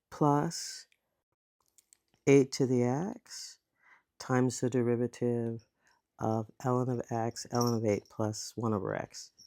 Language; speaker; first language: English; native; English